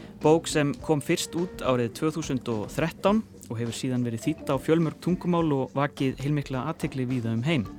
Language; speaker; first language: Icelandic; native; Icelandic